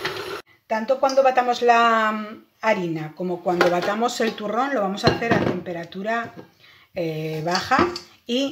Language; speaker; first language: Spanish; native; Spanish